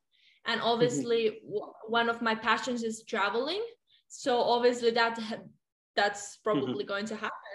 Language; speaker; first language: English; non-native, fluent; Finnish